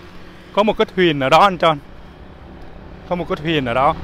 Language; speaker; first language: Vietnamese; non-native, learner; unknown